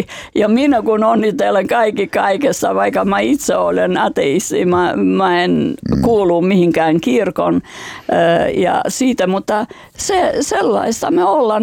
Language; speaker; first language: Finnish; non-native, fluent; Albanian